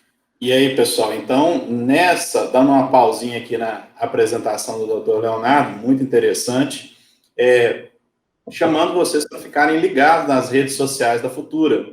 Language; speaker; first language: Portuguese; native; Portuguese